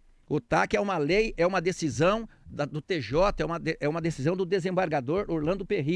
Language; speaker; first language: Portuguese; native; Portuguese